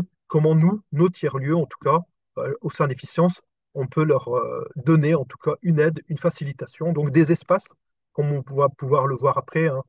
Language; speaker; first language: French; native; French